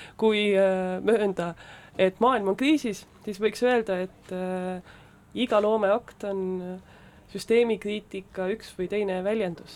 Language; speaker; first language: Estonian; native; Estonian